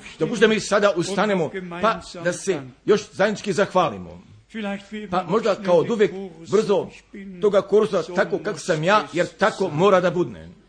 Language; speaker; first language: Croatian; early bilingual, heritage; Croatian